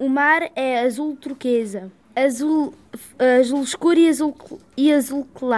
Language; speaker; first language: Portuguese; early bilingual, heritage; Portuguese